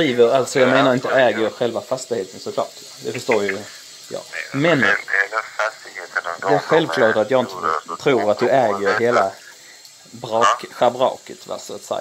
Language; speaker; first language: Swedish; native; Swedish